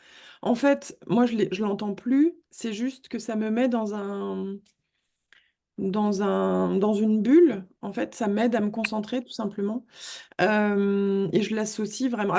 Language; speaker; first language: French; native; French